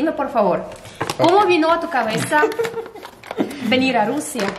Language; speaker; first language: Spanish; non-native, fluent; Russian